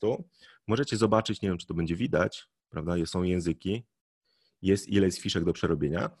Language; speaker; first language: Polish; native; Polish